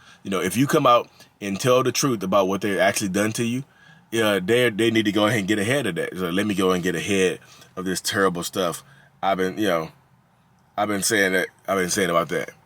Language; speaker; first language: English; native; English